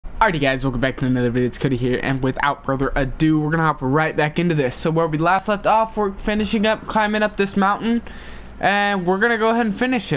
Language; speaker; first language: English; native; English